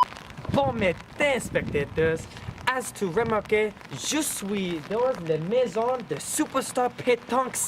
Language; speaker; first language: French; non-native, learner; English